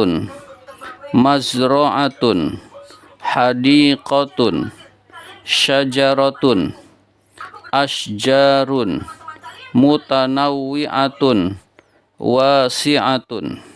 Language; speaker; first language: Arabic; non-native, fluent; Indonesian